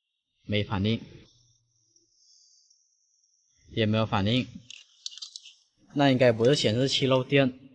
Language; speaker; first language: Chinese; native; Chinese